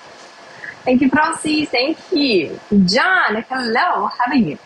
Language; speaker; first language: English; non-native, learner; Russian